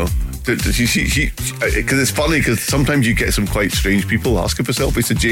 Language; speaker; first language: English; native; English